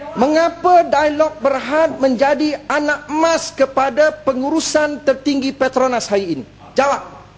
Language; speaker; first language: Malay; native; Malay